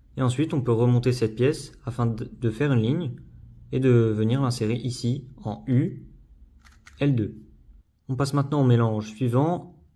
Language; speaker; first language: French; native; French